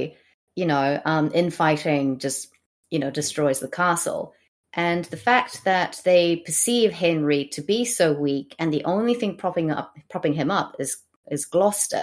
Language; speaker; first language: English; native; English